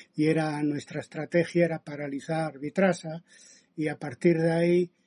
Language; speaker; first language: Spanish; native; Spanish